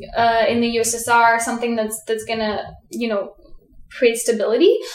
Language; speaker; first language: English; early bilingual, other home language; Russian